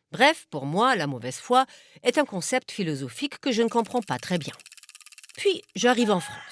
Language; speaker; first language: French; non-native, fluent; German